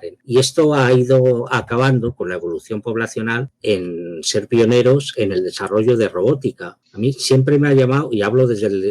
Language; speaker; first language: Spanish; native; Spanish